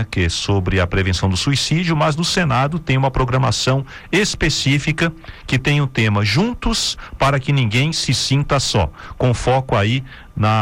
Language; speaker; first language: Portuguese; native; Portuguese